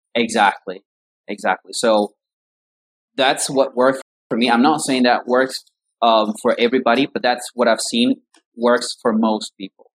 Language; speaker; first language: English; non-native, fluent; Spanish